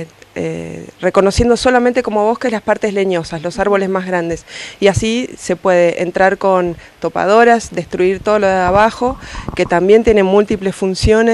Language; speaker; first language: Spanish; native; Spanish